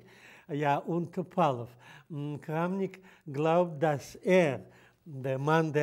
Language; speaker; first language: German; non-native, fluent; Russian